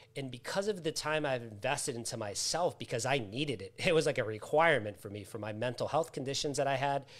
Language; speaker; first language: English; native; English